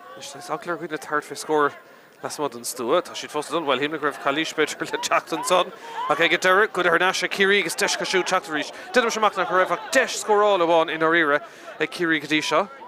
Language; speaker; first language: Irish; native; Irish